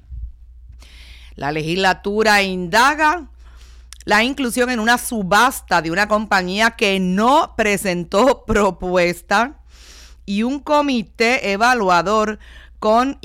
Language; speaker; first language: Spanish; native; Spanish